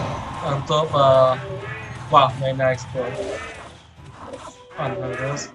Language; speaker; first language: English; non-native, learner; Vietnamese